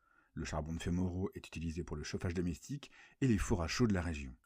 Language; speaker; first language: French; native; French